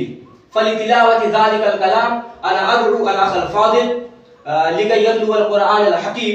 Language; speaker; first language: Arabic; non-native, fluent; Urdu